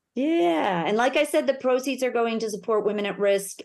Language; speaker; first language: English; native; English